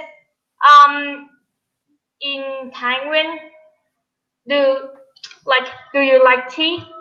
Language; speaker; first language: English; non-native, learner; Vietnamese